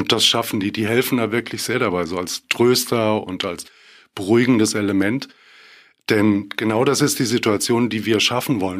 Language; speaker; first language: German; native; German